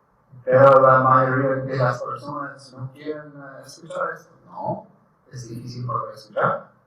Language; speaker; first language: Spanish; non-native, learner; English